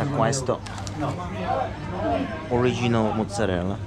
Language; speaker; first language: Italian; non-native, learner; Korean